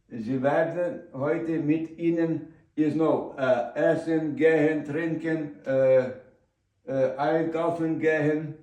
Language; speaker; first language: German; non-native, learner; Ukrainian